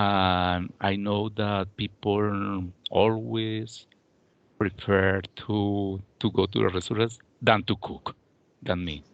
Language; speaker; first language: English; non-native, learner; Spanish